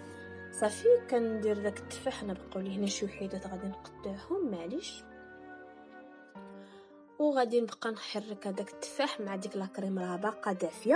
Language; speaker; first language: Arabic; native; Arabic